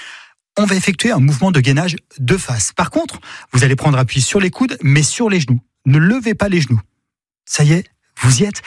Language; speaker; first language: French; native; French